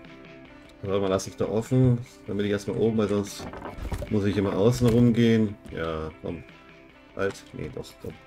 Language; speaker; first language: German; native; German